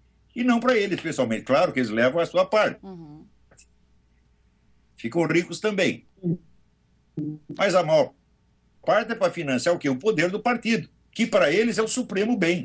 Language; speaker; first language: Portuguese; native; Portuguese